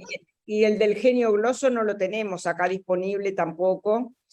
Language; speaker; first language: Spanish; native; Spanish